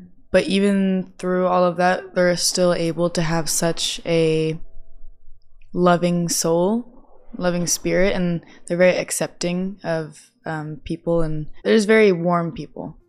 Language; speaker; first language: English; early bilingual, other home language; Japanese